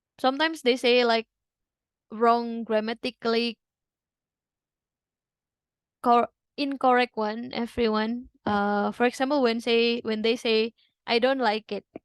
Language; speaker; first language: English; non-native, fluent; Indonesian